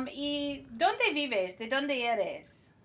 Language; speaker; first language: Spanish; non-native, fluent; English